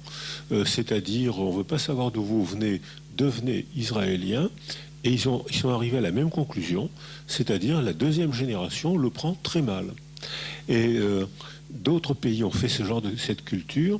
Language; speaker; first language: French; native; French